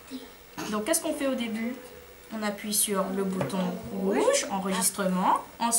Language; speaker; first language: French; native; French